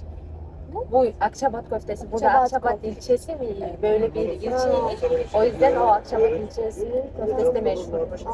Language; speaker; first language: Turkish; non-native, fluent; Kyrgyz